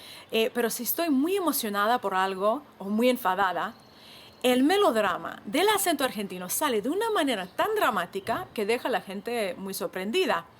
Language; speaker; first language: Spanish; non-native, fluent; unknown